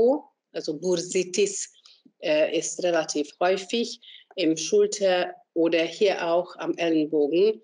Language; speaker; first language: German; non-native, fluent; Hungarian